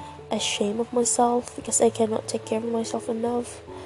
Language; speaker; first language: English; non-native, fluent; Indonesian